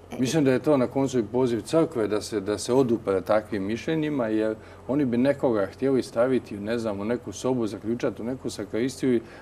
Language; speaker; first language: Croatian; native; Croatian